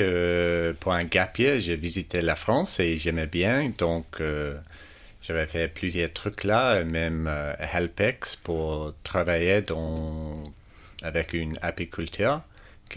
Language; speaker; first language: French; non-native, fluent; English